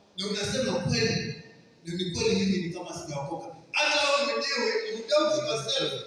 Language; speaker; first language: Swahili; non-native, local second language; Kamba